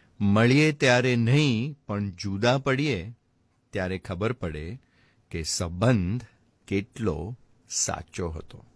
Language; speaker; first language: Gujarati; early bilingual, heritage; Gujarati